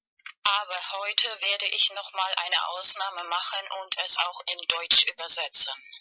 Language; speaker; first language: German; non-native, fluent; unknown